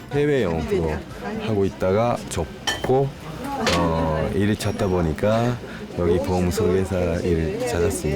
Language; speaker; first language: Korean; non-native, fluent; Japanese